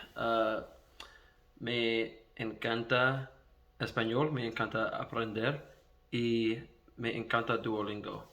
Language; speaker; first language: Spanish; non-native, learner; English